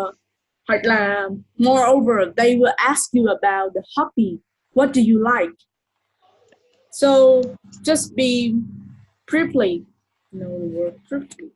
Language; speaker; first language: English; non-native, fluent; Vietnamese